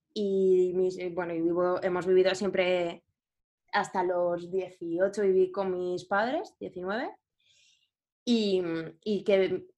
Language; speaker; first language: Spanish; native; Spanish